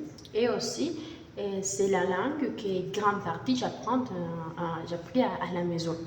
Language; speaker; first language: French; non-native, learner; Spanish